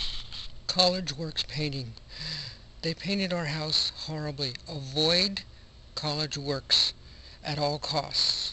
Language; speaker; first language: English; native; English